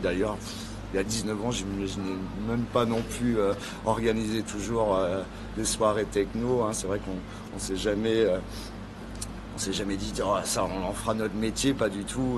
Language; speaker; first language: French; native; French